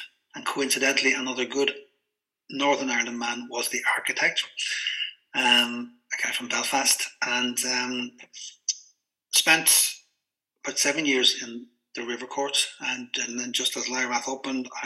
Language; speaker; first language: English; native; English